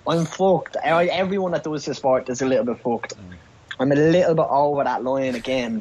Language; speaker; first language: English; native; English